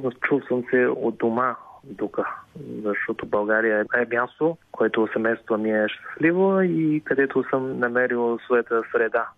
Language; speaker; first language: Bulgarian; non-native, fluent; Chinese